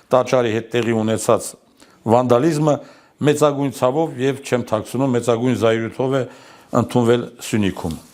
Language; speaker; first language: Armenian; native; Armenian